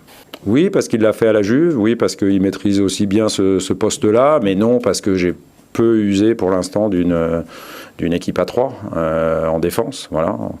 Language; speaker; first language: French; native; French